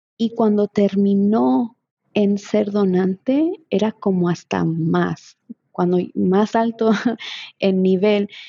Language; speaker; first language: Spanish; early bilingual, heritage; Spanish